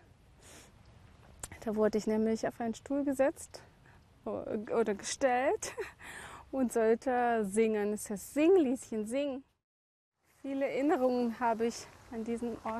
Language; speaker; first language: German; native; German